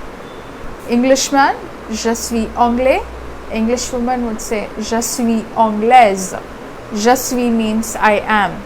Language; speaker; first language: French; non-native, fluent; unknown